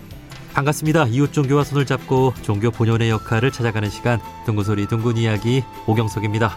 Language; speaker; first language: Korean; native; Korean